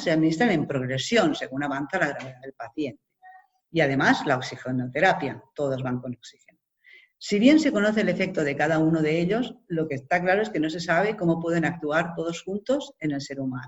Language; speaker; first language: Spanish; native; Spanish